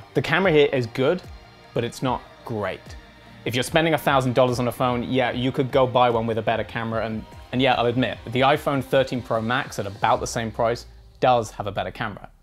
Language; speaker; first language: English; native; English